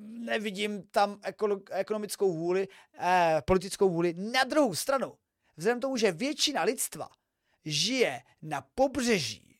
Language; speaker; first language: Czech; native; Czech